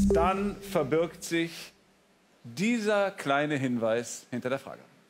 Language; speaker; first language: German; native; German